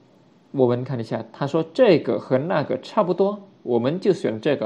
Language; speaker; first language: Chinese; non-native, fluent; Indonesian